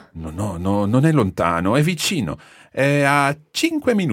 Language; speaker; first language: Italian; non-native, fluent; English